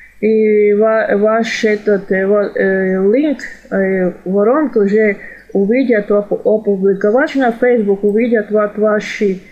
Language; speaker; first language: Russian; non-native, fluent; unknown